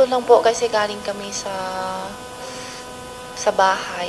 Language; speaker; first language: Filipino; non-native, learner; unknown